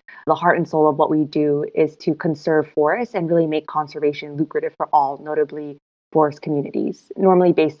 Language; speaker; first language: English; non-native, local second language; Cantonese